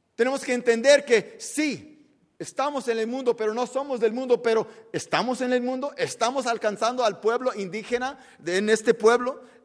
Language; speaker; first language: Spanish; early bilingual, heritage; Spanish